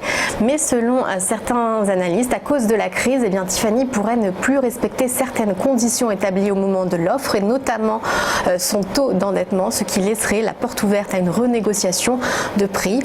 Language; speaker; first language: French; native; French